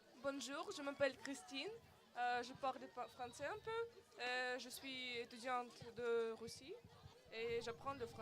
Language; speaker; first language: French; non-native, learner; Russian